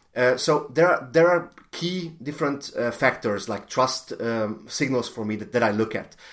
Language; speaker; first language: English; non-native, fluent; Hungarian